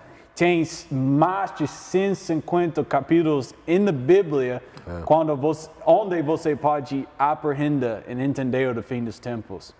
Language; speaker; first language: Portuguese; non-native, learner; English